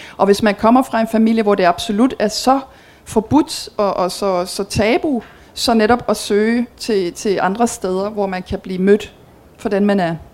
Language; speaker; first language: Danish; early bilingual, heritage; Danish